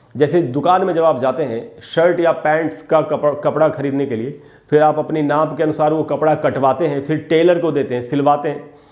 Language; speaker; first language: Hindi; native; Hindi